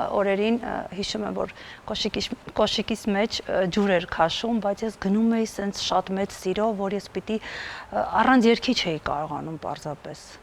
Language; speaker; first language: Armenian; native; Armenian